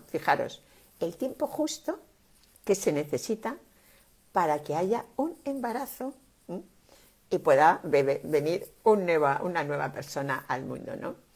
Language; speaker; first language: Spanish; native; Spanish